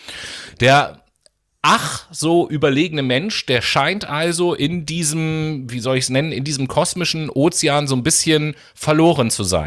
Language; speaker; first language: German; native; German